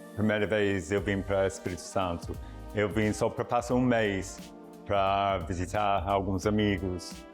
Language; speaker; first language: Portuguese; non-native, fluent; English